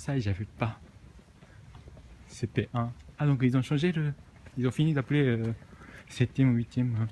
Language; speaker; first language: French; early bilingual, other home language; Japanese